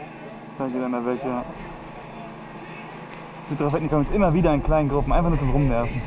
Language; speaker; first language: German; native; German